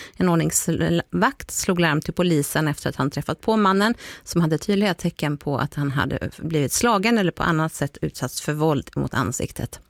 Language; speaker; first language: Swedish; native; Swedish